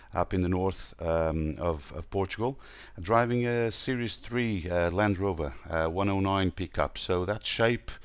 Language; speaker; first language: English; non-native, fluent; Portuguese